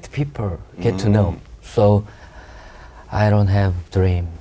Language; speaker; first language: English; non-native, learner; Korean